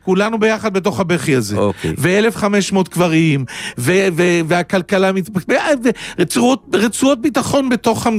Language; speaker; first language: Hebrew; native; Hebrew